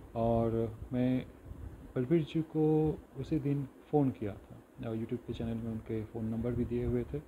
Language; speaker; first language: Hindi; non-native, local second language; Bangla